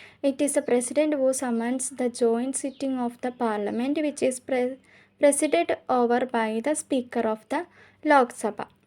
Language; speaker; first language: English; non-native, local second language; Malayalam